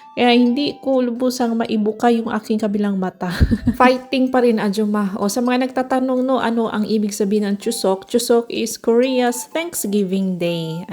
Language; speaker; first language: Filipino; non-native, local second language; Cebuano